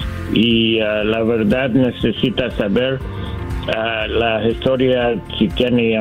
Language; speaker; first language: Spanish; non-native, learner; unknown